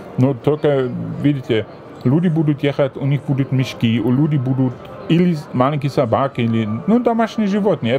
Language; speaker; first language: Russian; non-native, fluent; German